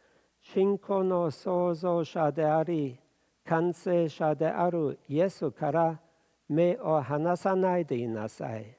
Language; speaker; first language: Japanese; non-native, fluent; German